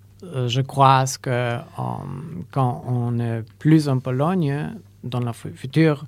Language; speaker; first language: French; non-native, learner; Polish